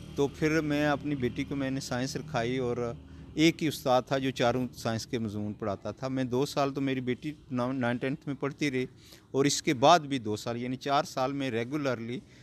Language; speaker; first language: Urdu; non-native, local second language; Pahari-Potwari